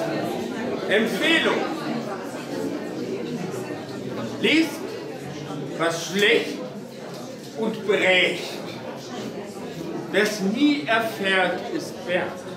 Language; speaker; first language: German; native; German